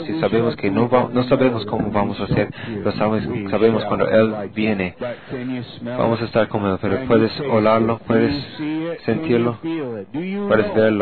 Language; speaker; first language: Spanish; non-native, learner; English